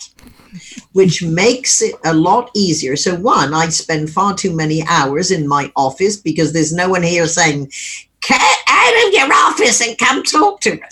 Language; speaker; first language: English; native; English